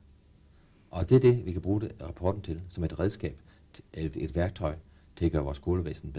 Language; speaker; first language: Danish; native; Danish